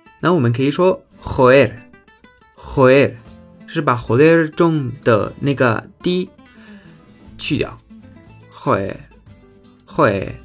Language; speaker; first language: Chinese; non-native, fluent; Spanish